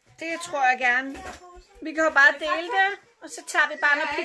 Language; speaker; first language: Danish; native; Danish